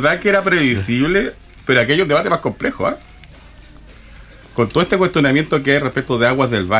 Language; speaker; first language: Spanish; native; Spanish